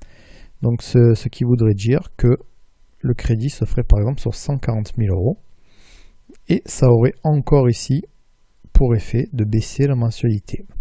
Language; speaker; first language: French; native; French